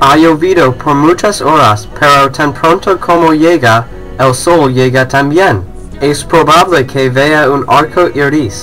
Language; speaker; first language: Spanish; non-native, learner; English